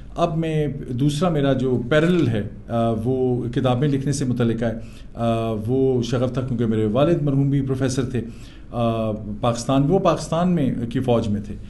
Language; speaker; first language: Urdu; non-native, local second language; Punjabi